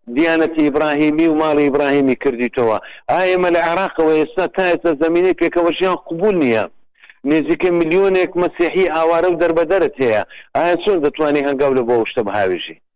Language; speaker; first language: Central Kurdish; native; Central Kurdish